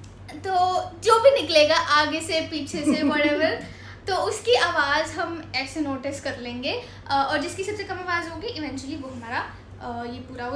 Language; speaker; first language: Hindi; native; Hindi